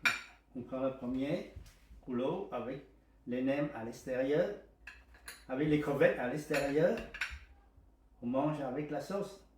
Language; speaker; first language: French; non-native, fluent; Vietnamese